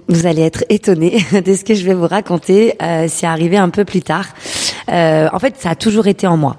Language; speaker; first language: French; early bilingual, other home language; Urdu